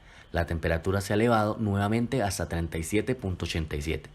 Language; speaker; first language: Spanish; native; Spanish